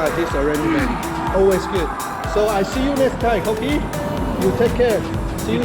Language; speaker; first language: English; non-native, fluent; Chinese